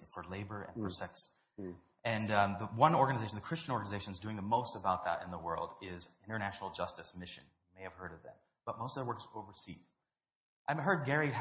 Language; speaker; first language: English; native; English